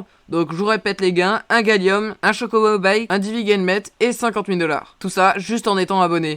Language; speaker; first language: French; native; French